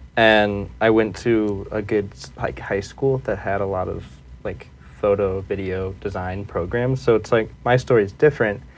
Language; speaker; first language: English; native; English